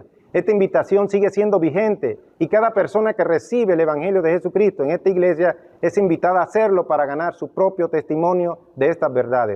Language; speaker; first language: Spanish; native; Spanish